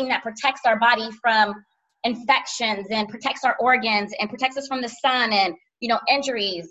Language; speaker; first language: English; native; English